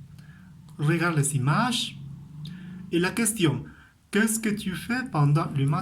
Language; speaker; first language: French; non-native, fluent; Spanish